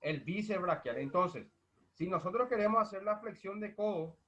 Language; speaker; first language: Spanish; native; Spanish